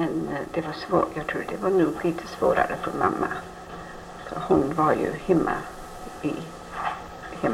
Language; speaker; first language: Swedish; early bilingual, heritage; Swedish